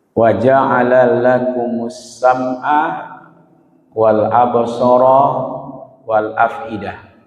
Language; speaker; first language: Malay; non-native, local second language; Minangkabau